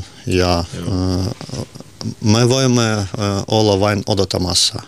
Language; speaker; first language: Finnish; non-native, learner; Russian